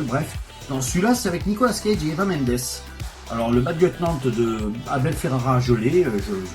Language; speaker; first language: French; native; French